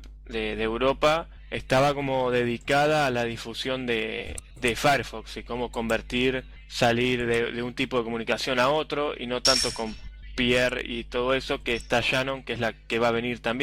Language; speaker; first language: Spanish; native; Spanish